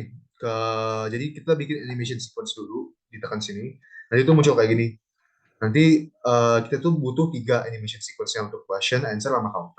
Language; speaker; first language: Indonesian; native; Indonesian